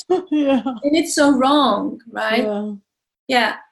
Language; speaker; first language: English; non-native, learner; Portuguese